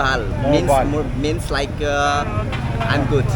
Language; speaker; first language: English; non-native, local second language; Assamese